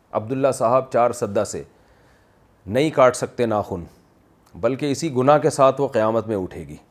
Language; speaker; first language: Urdu; native; Urdu